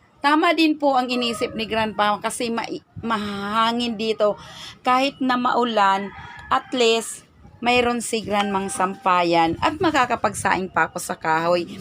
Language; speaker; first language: Filipino; non-native, local second language; Bikol